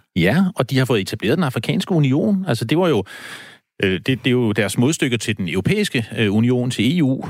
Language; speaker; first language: Danish; native; Danish